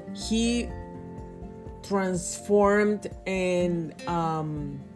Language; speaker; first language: English; non-native, fluent; Spanish